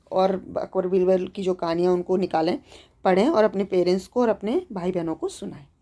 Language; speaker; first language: Hindi; native; Hindi